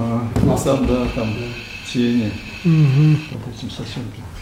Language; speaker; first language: Russian; native; Russian